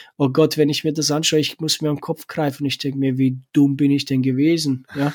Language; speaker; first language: German; non-native, fluent; Romanian